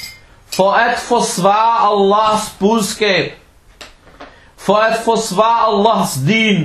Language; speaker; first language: Danish; early bilingual, other home language; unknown